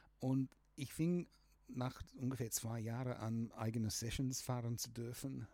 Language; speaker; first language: German; non-native, fluent; English